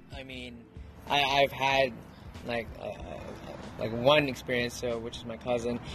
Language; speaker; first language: English; early bilingual, other home language; Spanish